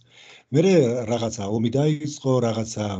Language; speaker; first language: Georgian; non-native, local second language; Russian